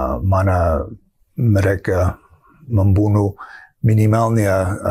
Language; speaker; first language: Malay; non-native, fluent; English